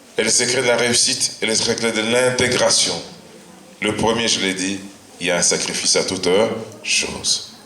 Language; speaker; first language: French; non-native, local second language; Luba-Lulua